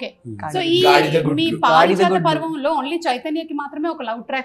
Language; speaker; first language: Telugu; native; Telugu